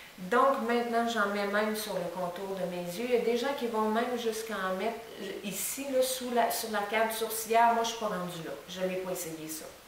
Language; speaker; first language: French; native; French